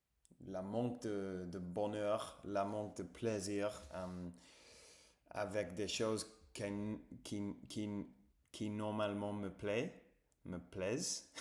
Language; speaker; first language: French; non-native, fluent; English